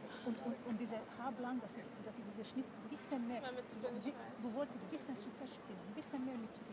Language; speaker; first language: German; non-native, learner; Chinese